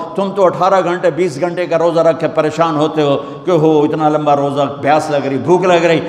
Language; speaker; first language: Urdu; non-native, local second language; Punjabi